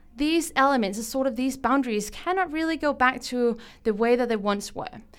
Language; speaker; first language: English; non-native, fluent; Danish